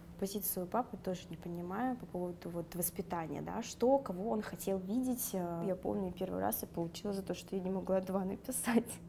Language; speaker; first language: Russian; non-native, local second language; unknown